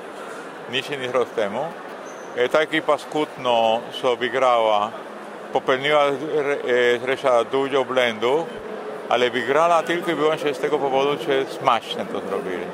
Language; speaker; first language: Polish; non-native, fluent; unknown